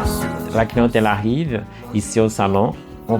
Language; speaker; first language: French; non-native, fluent; Portuguese